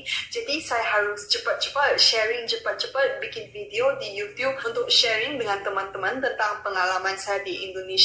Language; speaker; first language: Indonesian; non-native, local second language; Malay